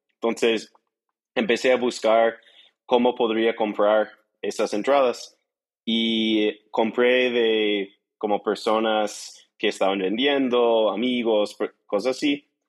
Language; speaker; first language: Spanish; non-native, fluent; English